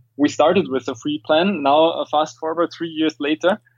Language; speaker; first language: English; non-native, fluent; German